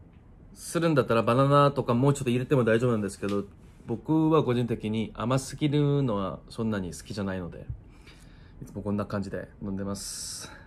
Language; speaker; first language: Japanese; non-native, fluent; Korean